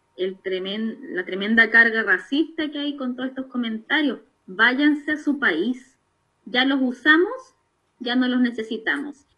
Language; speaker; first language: Spanish; native; Spanish